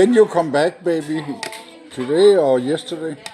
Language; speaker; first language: English; non-native, learner; Danish